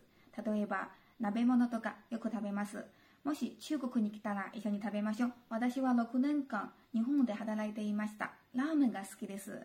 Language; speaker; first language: Japanese; non-native, fluent; Chinese